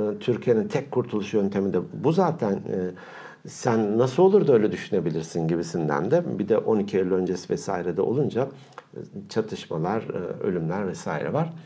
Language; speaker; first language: Turkish; native; Turkish